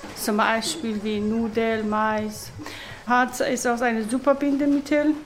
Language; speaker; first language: German; non-native, fluent; Persian